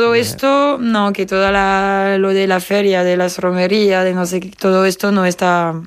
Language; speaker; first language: Spanish; non-native, fluent; French